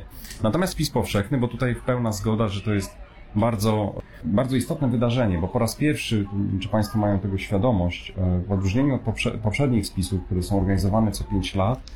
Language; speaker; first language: Polish; native; Polish